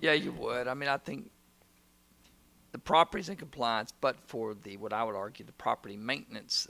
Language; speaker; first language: English; native; English